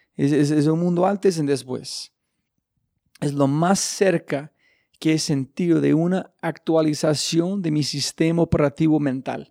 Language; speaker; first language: Spanish; non-native, learner; English